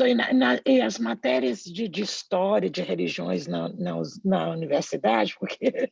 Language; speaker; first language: Portuguese; native; Portuguese